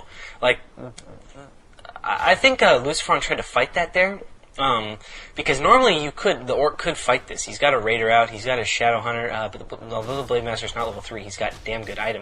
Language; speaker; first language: English; native; English